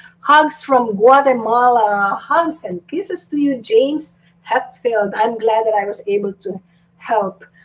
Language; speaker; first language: English; non-native, local second language; Filipino